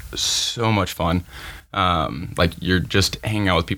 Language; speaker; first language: English; native; English